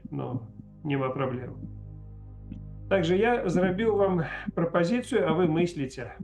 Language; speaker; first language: Polish; non-native, learner; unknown